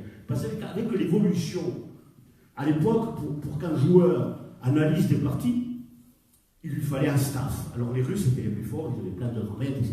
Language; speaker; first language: French; native; French